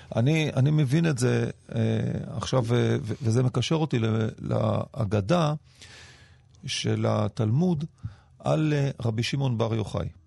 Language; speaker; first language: Hebrew; native; Hebrew